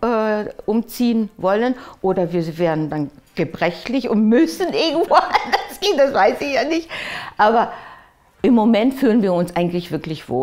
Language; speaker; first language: German; early bilingual, other home language; Japanese